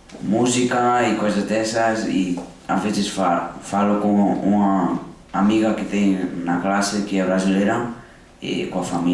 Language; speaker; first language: Portuguese; early bilingual, heritage; Portuguese